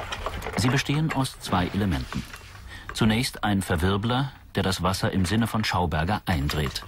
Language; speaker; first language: German; native; German